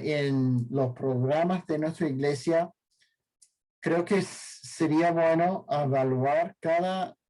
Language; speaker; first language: Spanish; non-native, fluent; English